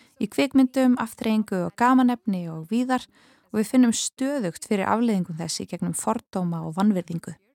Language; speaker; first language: Icelandic; non-native, fluent; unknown